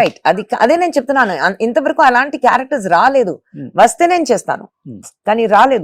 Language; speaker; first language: Telugu; non-native, fluent; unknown